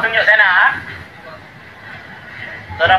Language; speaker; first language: Malay; native; Malay